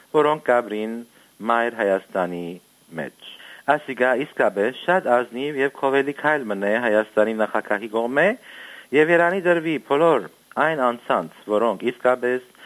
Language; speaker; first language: Armenian; early bilingual, heritage; Armenian